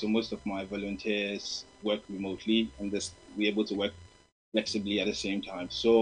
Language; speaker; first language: English; non-native, local second language; Akan